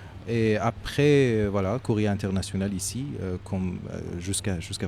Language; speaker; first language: French; non-native, fluent; Persian